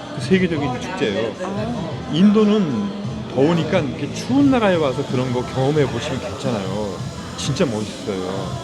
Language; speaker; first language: Korean; native; Korean